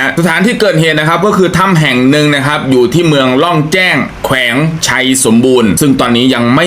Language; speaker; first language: Thai; native; Thai